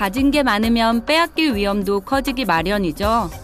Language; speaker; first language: Korean; native; Korean